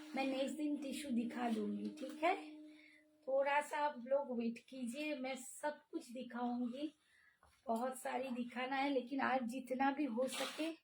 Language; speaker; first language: Hindi; non-native, local second language; Bangla